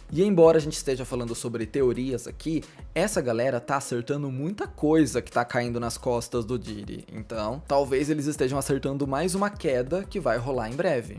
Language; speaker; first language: Portuguese; native; Portuguese